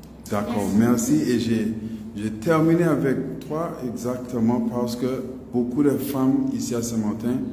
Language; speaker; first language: French; non-native, local second language; English